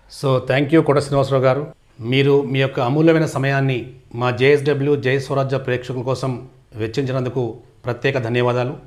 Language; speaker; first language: Telugu; native; Telugu